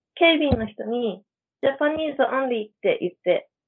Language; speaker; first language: Japanese; native; Japanese